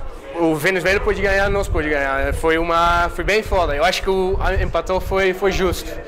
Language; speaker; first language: Portuguese; non-native, learner; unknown